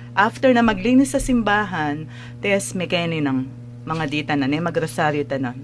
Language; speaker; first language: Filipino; non-native, local second language; Pampanga